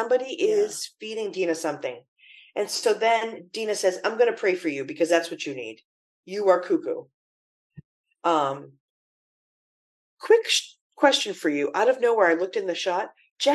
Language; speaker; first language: English; native; English